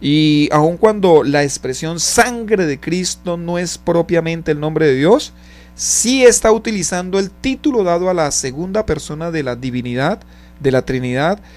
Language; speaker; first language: Spanish; native; Spanish